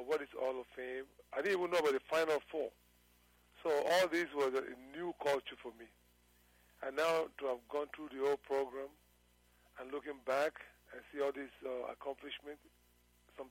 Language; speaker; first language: English; non-native, local second language; Yoruba